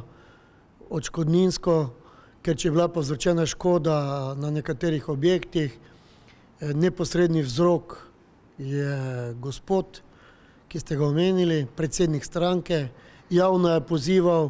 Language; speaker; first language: Slovenian; native; Slovenian